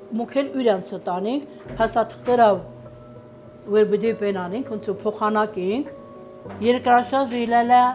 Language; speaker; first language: Armenian; native; Armenian